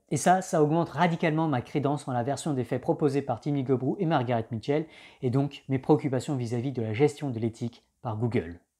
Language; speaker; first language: French; native; French